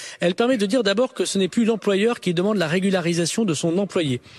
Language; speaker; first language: French; native; French